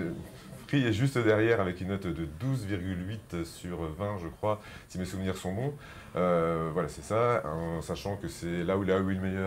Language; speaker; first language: French; native; French